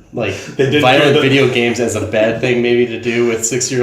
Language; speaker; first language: English; native; English